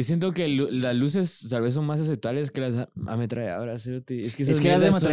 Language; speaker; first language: Spanish; native; Spanish